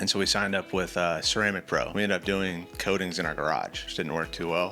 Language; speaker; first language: English; native; English